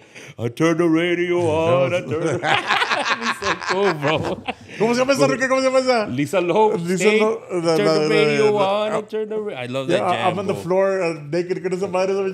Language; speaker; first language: English; native; English